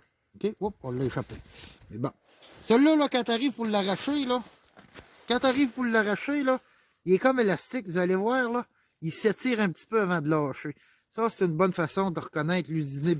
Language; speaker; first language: French; native; French